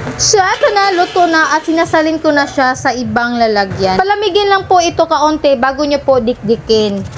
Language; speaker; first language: Filipino; non-native, local second language; Cebuano